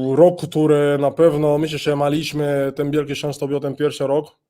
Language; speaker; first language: Polish; non-native, learner; Spanish